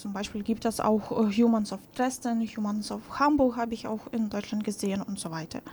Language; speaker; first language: German; non-native, fluent; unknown